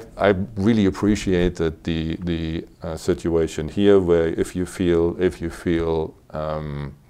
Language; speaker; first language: English; non-native, fluent; German